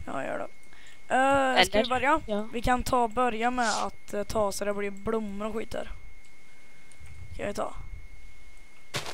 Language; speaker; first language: Swedish; native; Swedish